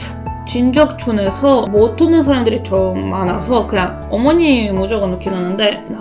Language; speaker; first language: Korean; non-native, learner; Russian